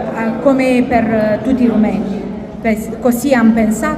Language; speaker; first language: Italian; non-native, local second language; Romanian